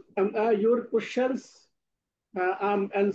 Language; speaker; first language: English; non-native, learner; Bangla